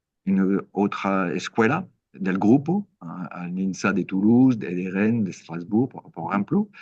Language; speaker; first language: Spanish; non-native, learner; French